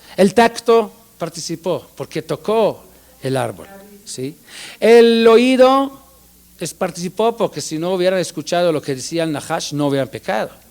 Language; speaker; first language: Spanish; non-native, fluent; Hebrew